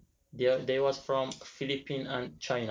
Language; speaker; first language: English; non-native, learner; Persian